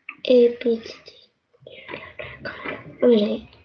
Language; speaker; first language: English; non-native, learner; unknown